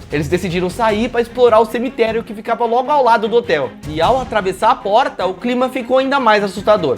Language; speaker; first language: Portuguese; native; Portuguese